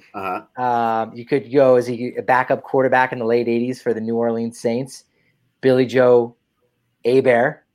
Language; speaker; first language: English; native; English